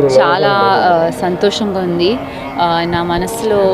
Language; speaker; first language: Telugu; non-native, learner; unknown